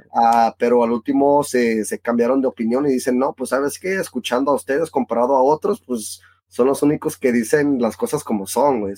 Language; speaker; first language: Spanish; early bilingual, heritage; Spanish